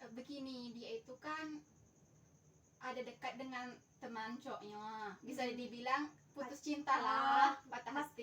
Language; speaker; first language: Indonesian; native; Indonesian